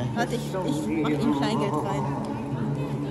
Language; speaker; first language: German; native; German